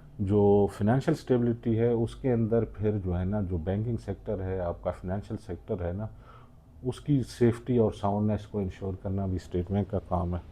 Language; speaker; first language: Urdu; non-native, local second language; Baluchi